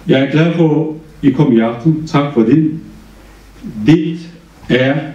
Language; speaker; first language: Danish; non-native, fluent; Turkish